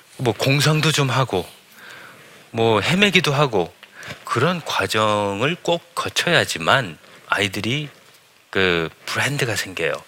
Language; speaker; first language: Korean; early bilingual, heritage; Korean